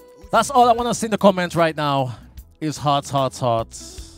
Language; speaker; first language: English; non-native, local second language; Seselwa Creole French